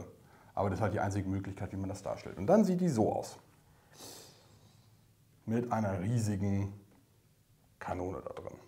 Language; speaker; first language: German; native; German